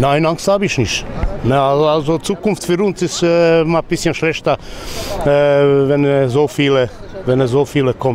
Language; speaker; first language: German; non-native, learner; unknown